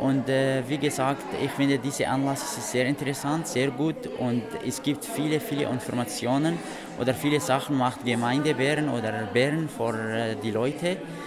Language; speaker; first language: German; non-native, learner; Arabic